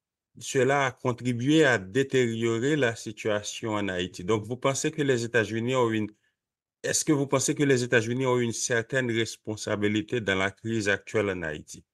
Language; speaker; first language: French; non-native, local second language; Haitian Creole